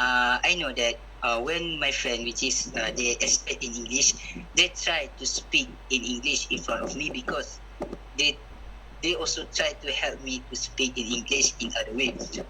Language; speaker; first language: English; non-native, local second language; Malay